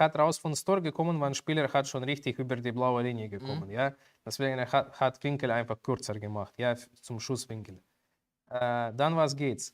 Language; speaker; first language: German; non-native, learner; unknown